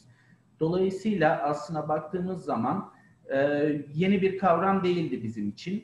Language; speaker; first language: Turkish; native; Turkish